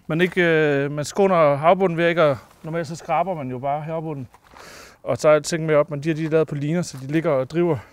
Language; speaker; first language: Danish; native; Danish